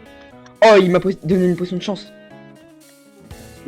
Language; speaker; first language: French; native; French